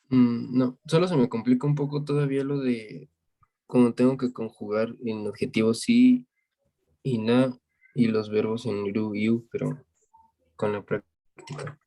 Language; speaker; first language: Spanish; non-native, fluent; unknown